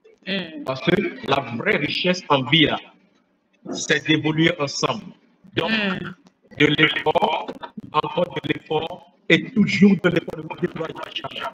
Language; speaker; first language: French; non-native, fluent; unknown